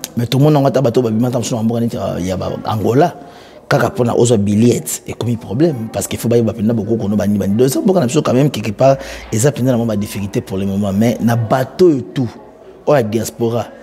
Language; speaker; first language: French; non-native, local second language; Lingala